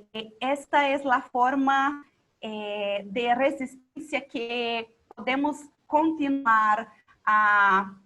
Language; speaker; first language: Spanish; non-native, local second language; Portuguese